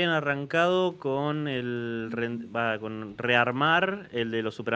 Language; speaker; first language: Spanish; native; Spanish